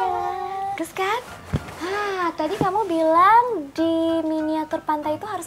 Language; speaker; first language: Indonesian; native; Indonesian